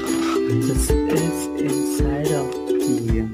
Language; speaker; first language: English; non-native, learner; Filipino